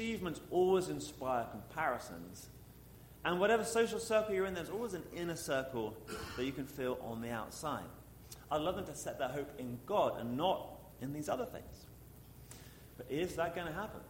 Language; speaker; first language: English; native; English